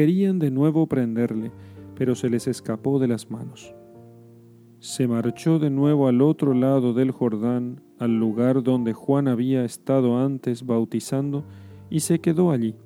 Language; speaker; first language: Spanish; native; Spanish